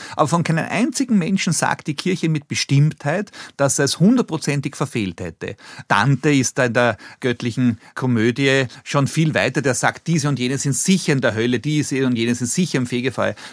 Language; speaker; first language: German; native; German